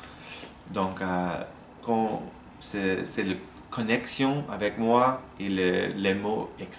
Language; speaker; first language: French; non-native, learner; English